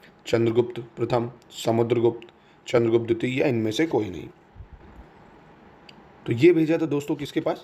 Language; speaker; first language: Hindi; native; Hindi